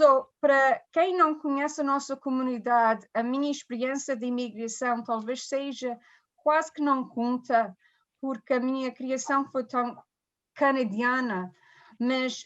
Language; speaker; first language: Portuguese; early bilingual, heritage; Portuguese